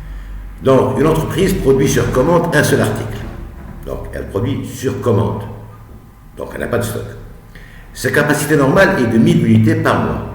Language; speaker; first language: French; non-native, local second language; Arabic